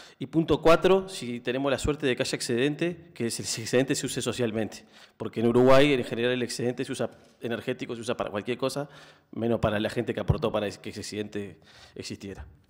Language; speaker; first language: Spanish; native; Spanish